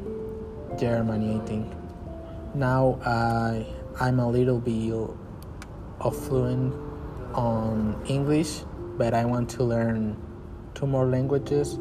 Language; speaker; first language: English; non-native, learner; Spanish